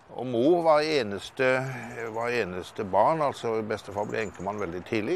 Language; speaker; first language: Norwegian; native; Norwegian